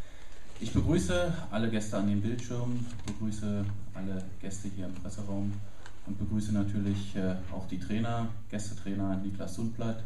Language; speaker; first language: German; native; German